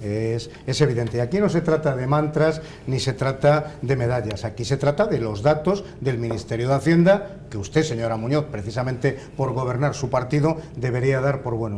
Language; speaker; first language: Spanish; native; Spanish